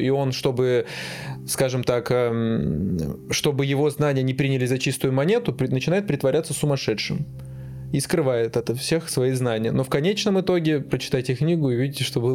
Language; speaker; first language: Russian; native; Russian